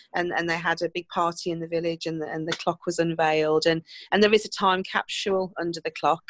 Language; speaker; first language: English; native; English